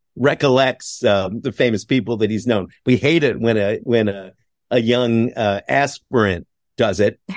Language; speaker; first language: English; native; English